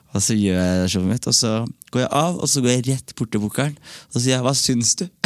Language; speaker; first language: Norwegian; early bilingual, other home language; Somali